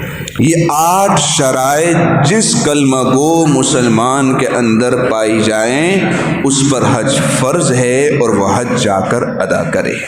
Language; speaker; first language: Urdu; native; Urdu